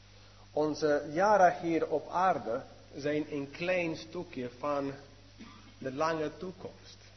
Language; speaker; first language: Dutch; non-native, fluent; English